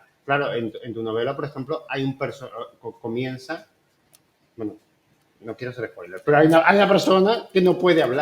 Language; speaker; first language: Spanish; non-native, learner; Portuguese